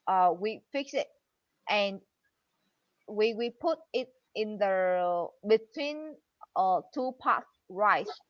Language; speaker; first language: English; non-native, learner; Vietnamese